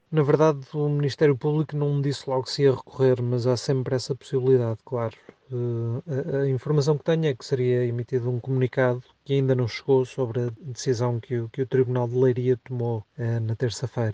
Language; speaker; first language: Portuguese; native; Portuguese